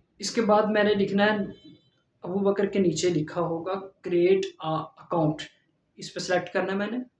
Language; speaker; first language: Urdu; non-native, local second language; Punjabi